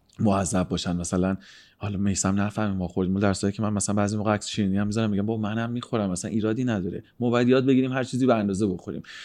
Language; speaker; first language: Persian; native; Persian